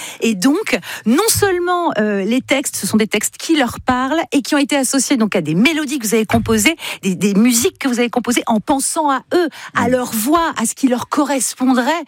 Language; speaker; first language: French; native; French